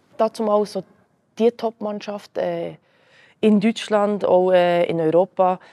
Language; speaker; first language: German; early bilingual, other home language; Croatian